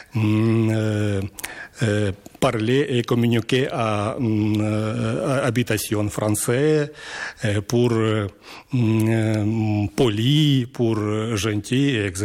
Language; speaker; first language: French; non-native, fluent; Ukrainian